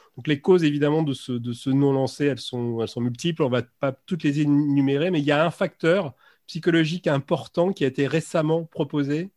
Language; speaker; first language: French; native; French